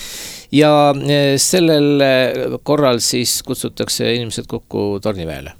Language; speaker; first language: Estonian; native; Estonian